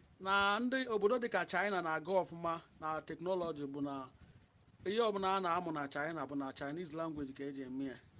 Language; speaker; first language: Igbo; native; Igbo